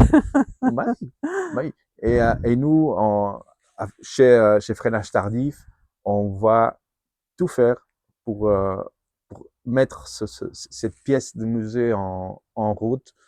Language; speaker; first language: French; non-native, fluent; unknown